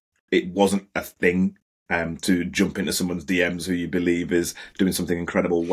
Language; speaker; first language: English; native; English